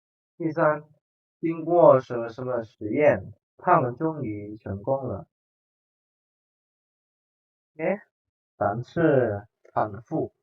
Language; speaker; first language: Chinese; non-native, fluent; Indonesian